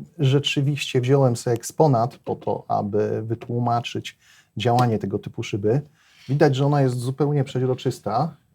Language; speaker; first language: Polish; native; Polish